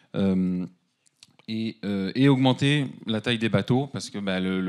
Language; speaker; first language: French; native; French